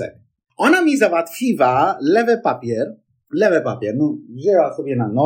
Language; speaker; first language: Polish; non-native, fluent; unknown